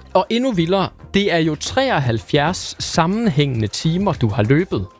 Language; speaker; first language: Danish; native; Danish